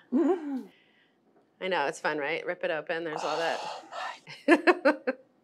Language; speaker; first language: English; native; English